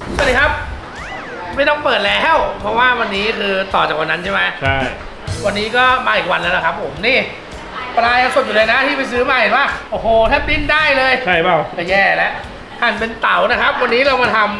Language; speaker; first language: Thai; non-native, fluent; Chinese